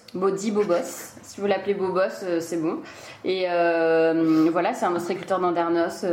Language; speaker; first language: French; native; French